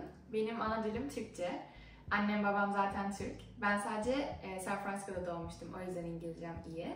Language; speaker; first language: Turkish; early bilingual, heritage; Turkish